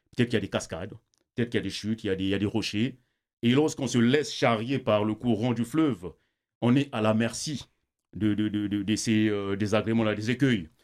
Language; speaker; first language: French; non-native, local second language; Kongo